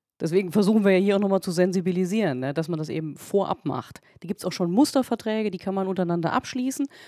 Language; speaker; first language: German; native; German